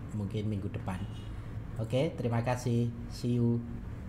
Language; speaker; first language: Indonesian; native; Indonesian